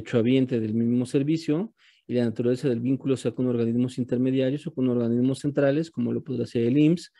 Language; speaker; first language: Spanish; native; Spanish